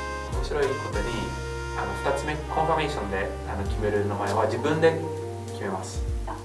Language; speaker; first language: Japanese; non-native, fluent; English